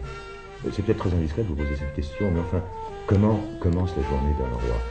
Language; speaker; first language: French; native; French